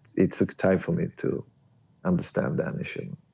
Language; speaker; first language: English; non-native, learner; Swedish